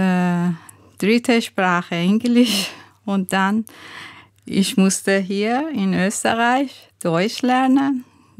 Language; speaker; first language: German; non-native, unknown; Persian